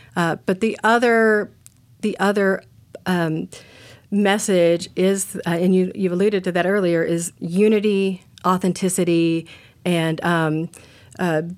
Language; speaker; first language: English; native; English